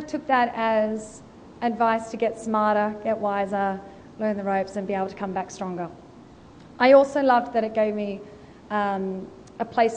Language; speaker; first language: English; native; English